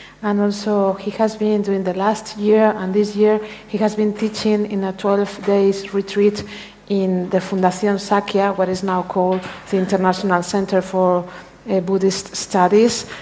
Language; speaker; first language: English; non-native, fluent; Spanish